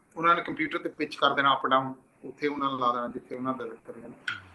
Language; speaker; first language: Punjabi; early bilingual, heritage; Punjabi